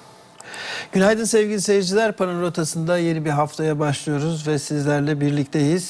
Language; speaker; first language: Turkish; native; Turkish